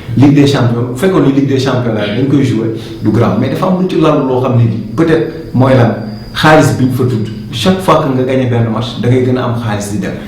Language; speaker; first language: Wolof; native; Wolof